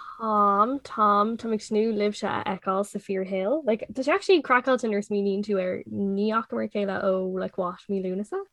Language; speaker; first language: Irish; non-native, local second language; English